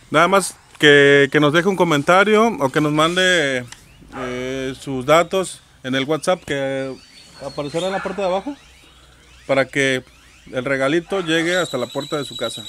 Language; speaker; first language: Spanish; native; Spanish